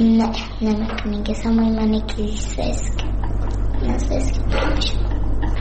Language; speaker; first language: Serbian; non-native, learner; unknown